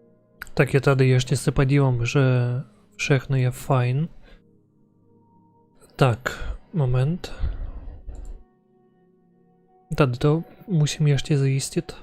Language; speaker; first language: Czech; non-native, learner; Ukrainian